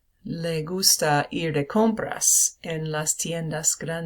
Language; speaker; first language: Spanish; non-native, fluent; English